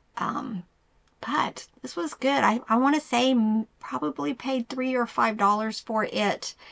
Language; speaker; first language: English; native; English